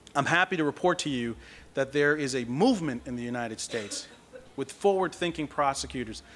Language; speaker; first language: English; early bilingual, other home language; Kabuverdianu